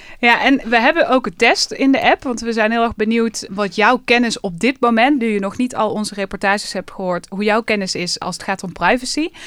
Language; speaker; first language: Dutch; native; Dutch